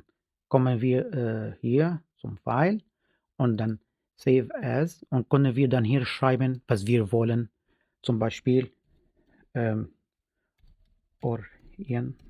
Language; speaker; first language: German; non-native, fluent; Arabic